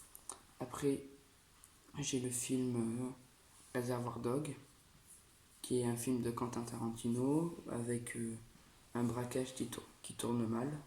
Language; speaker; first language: French; native; French